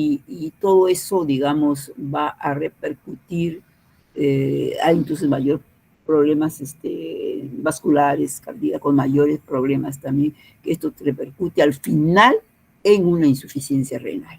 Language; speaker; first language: Spanish; native; Spanish